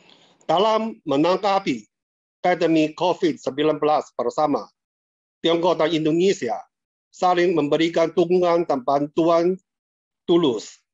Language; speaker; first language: Indonesian; non-native, fluent; Chinese